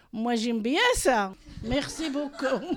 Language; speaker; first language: French; non-native, learner; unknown